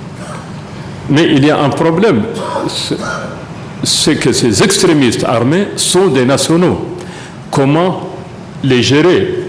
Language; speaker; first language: French; non-native, local second language; Arabic